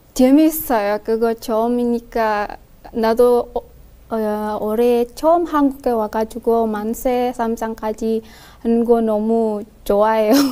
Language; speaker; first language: Korean; non-native, learner; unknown